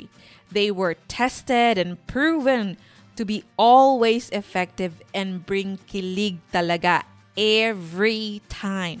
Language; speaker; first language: English; non-native, local second language; Bikol